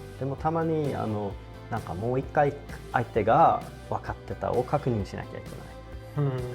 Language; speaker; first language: Japanese; non-native, fluent; Swedish